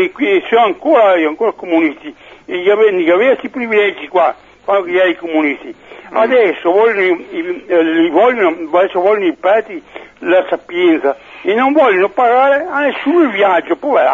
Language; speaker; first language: Italian; non-native, fluent; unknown